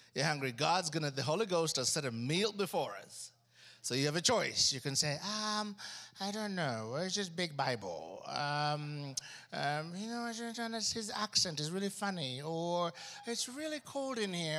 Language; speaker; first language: English; non-native, local second language; Ganda